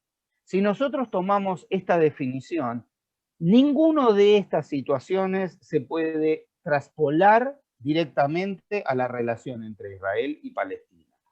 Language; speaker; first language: Spanish; native; Spanish